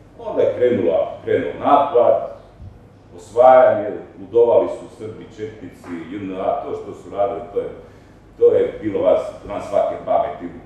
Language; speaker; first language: Croatian; native; Croatian